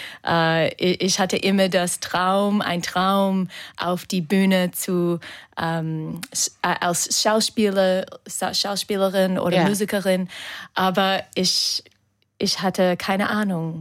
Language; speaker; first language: German; non-native, learner; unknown